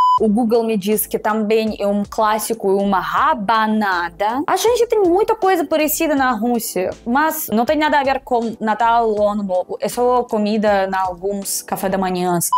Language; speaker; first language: Portuguese; non-native, fluent; Russian